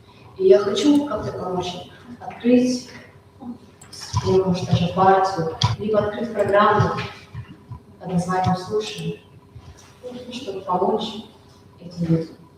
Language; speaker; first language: Russian; non-native, local second language; Kazakh